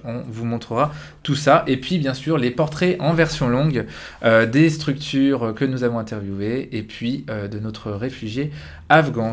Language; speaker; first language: French; native; French